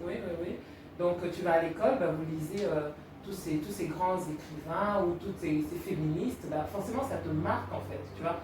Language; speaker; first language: French; early bilingual, other home language; Lingala